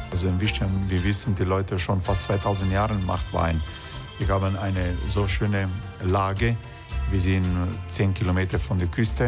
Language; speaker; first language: German; non-native, fluent; Croatian